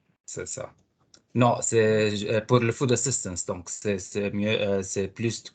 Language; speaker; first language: French; non-native, fluent; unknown